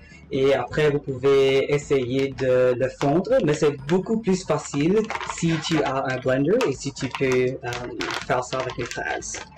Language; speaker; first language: French; non-native, local second language; English